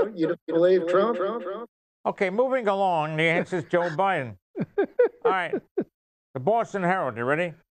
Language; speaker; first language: English; native; English